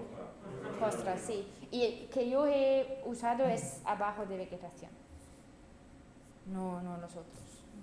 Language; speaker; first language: Spanish; non-native, fluent; German